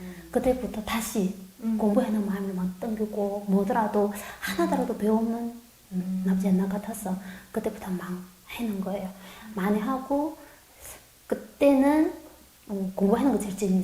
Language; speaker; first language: Korean; non-native, learner; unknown